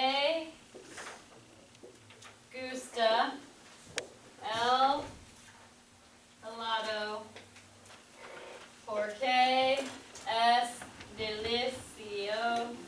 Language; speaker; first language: Spanish; non-native, fluent; English